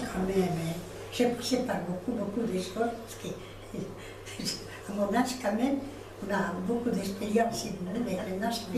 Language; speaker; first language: French; non-native, fluent; Spanish